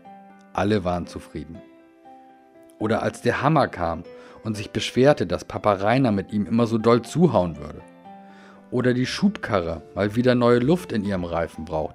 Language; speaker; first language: German; native; German